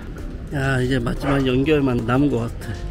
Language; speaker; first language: Korean; native; Korean